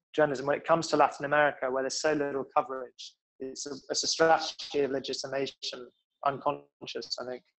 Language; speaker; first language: English; native; English